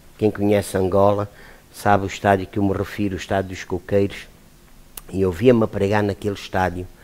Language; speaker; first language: Portuguese; native; Portuguese